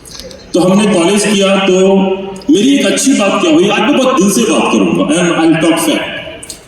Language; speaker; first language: Hindi; native; Hindi